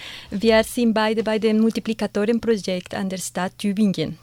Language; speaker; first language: German; non-native, fluent; Spanish